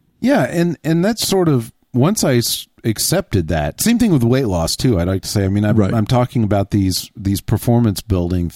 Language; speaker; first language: English; native; English